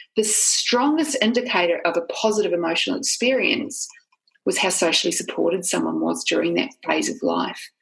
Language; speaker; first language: English; native; English